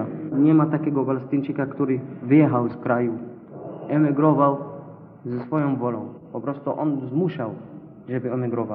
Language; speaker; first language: Polish; non-native, learner; Arabic